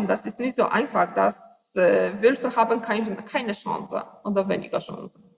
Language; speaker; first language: German; non-native, learner; Polish